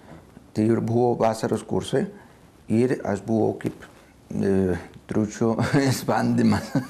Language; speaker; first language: Lithuanian; non-native, fluent; Spanish